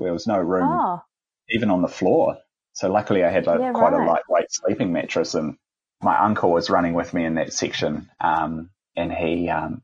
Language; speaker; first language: English; native; English